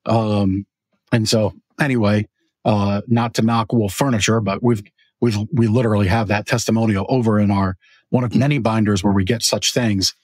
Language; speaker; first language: English; native; English